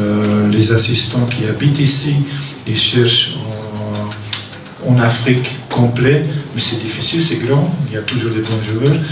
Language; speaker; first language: French; non-native, local second language; Dutch